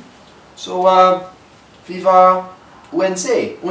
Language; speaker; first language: German; non-native, learner; English